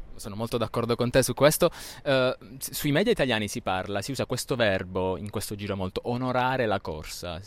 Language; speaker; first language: Italian; native; Italian